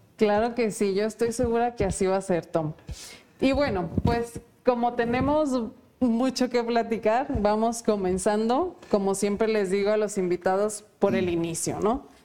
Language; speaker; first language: Spanish; native; Spanish